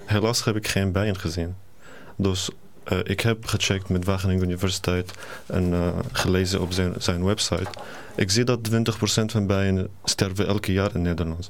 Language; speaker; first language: Dutch; non-native, learner; Arabic